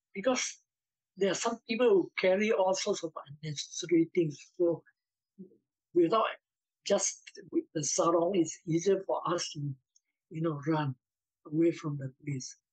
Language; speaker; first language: English; non-native, local second language; Min Nan Chinese